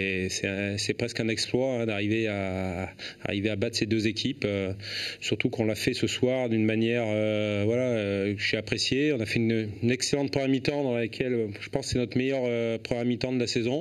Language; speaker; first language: French; native; French